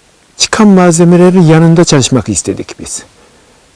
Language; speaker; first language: Turkish; non-native, fluent; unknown